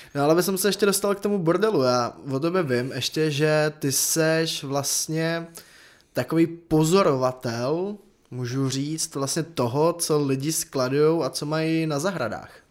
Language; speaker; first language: Czech; native; Czech